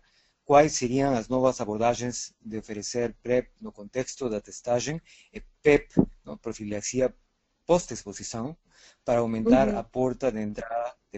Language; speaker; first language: Portuguese; non-native, fluent; Spanish